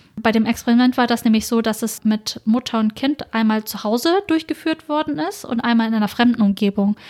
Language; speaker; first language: German; early bilingual, other home language; Vietnamese